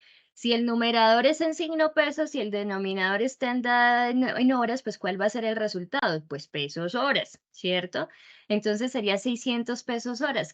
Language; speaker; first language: Spanish; native; Spanish